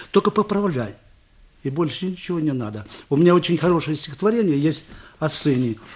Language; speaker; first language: Russian; native; Russian